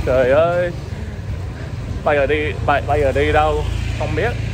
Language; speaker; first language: Vietnamese; non-native, learner; English